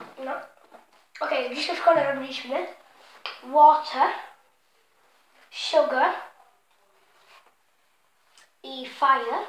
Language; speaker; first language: Polish; early bilingual, heritage; Polish